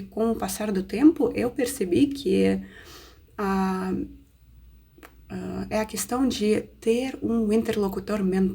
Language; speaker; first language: Portuguese; non-native, fluent; Russian